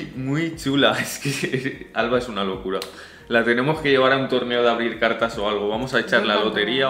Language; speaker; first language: Spanish; native; Spanish